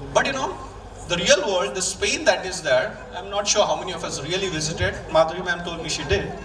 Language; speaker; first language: English; non-native, local second language; Malayalam